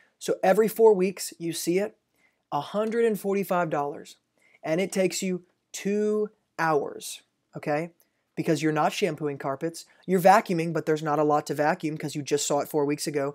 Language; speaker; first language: English; native; English